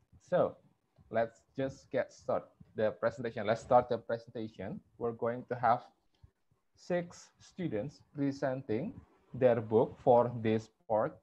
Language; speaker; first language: English; non-native, fluent; Indonesian